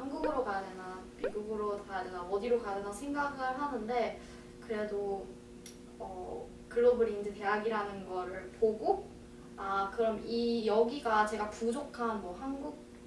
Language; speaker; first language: Korean; early bilingual, heritage; Korean